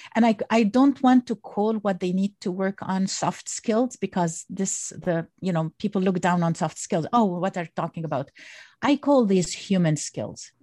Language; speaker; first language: English; non-native, fluent; Arabic